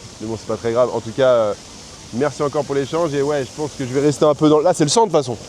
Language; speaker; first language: French; native; French